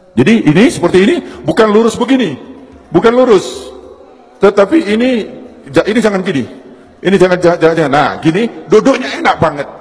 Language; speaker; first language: Indonesian; non-native, local second language; Javanese